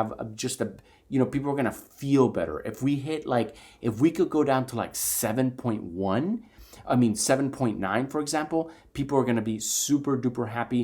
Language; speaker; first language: English; native; English